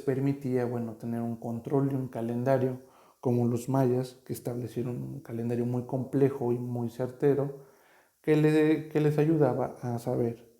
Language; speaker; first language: Spanish; native; Spanish